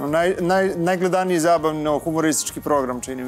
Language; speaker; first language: Serbian; native; Serbian